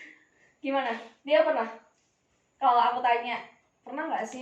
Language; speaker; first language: Indonesian; native; Indonesian